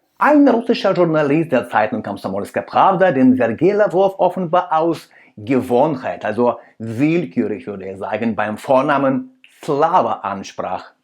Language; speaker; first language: German; non-native, fluent; Russian